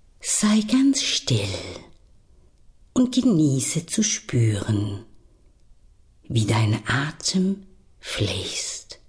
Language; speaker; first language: German; native; German